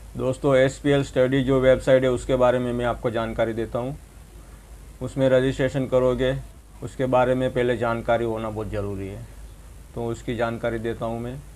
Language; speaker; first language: Hindi; non-native, local second language; Gujarati